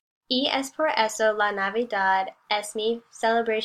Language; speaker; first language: Spanish; non-native, learner; English